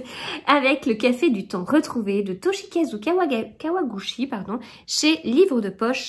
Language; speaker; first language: French; native; French